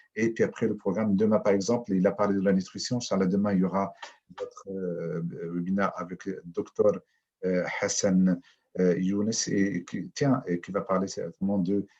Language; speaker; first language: French; non-native, local second language; Arabic